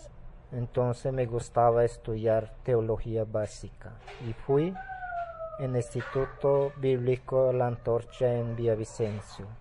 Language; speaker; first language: Spanish; non-native, local second language; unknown